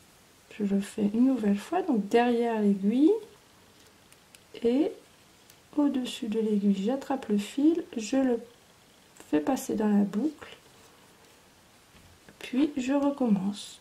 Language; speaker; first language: French; native; French